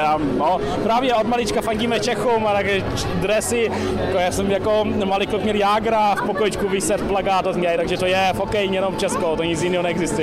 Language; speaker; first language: Czech; early bilingual, heritage; Czech